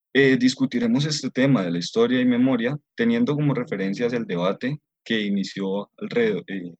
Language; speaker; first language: Spanish; non-native, fluent; Russian